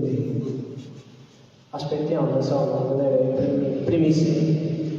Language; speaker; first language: Italian; native; Italian